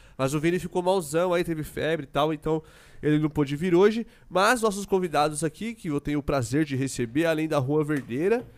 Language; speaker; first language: Portuguese; native; Portuguese